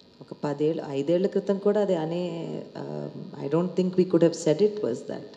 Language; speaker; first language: Telugu; native; Telugu